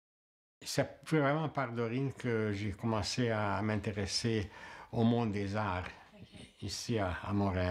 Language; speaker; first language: French; non-native, fluent; Hungarian